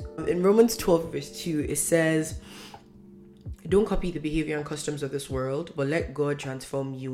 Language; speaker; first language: English; non-native, local second language; Hausa